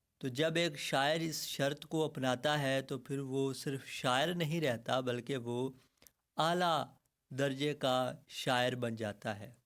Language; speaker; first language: Urdu; native; Urdu